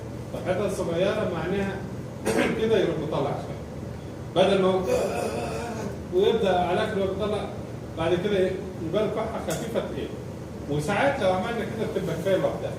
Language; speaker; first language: Arabic; native; Arabic